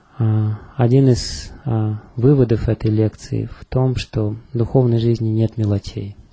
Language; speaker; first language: Russian; native; Russian